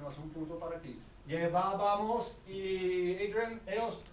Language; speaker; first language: Spanish; non-native, fluent; English